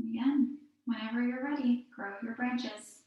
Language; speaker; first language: English; native; English